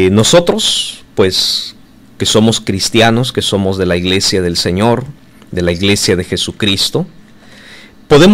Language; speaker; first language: Spanish; native; Spanish